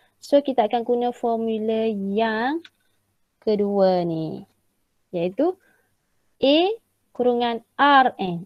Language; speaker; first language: Malay; native; Malay